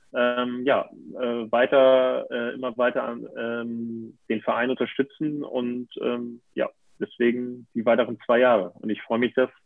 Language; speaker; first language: German; native; German